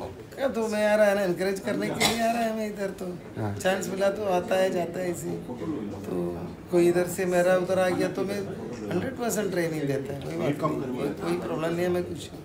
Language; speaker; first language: Hindi; non-native, local second language; Malayalam